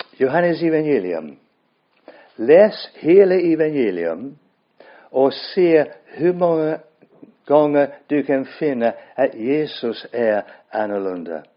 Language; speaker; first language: Swedish; non-native, fluent; English